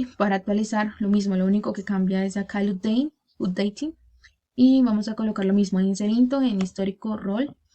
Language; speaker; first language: Spanish; native; Spanish